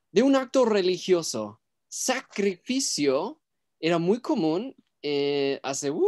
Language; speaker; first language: Spanish; native; Spanish